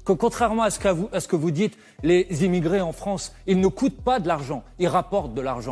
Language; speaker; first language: French; native; French